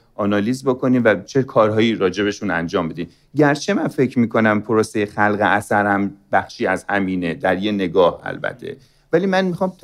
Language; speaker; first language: Persian; native; Persian